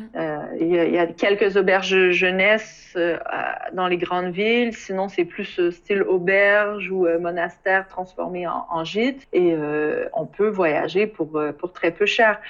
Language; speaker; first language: French; native; French